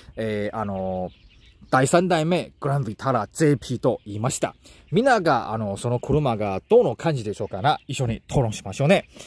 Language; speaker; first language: Japanese; non-native, learner; Chinese